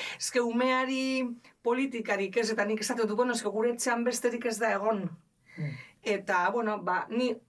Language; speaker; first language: Basque; native; Basque